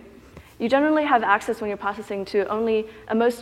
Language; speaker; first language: English; native; English